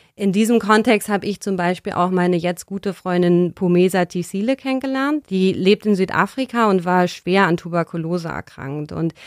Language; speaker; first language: German; native; German